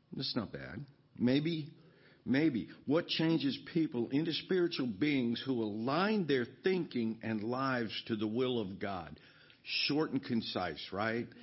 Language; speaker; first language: English; native; English